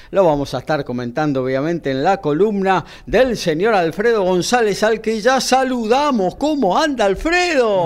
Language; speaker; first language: Spanish; native; Spanish